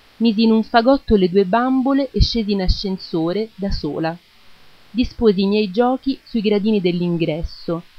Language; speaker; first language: Italian; early bilingual, other home language; German